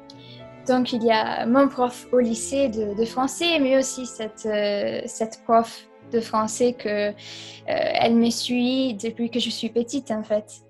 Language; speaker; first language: French; non-native, fluent; Italian